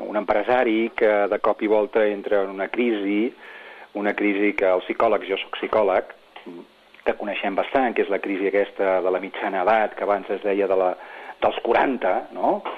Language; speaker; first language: Catalan; non-native, local second language; Spanish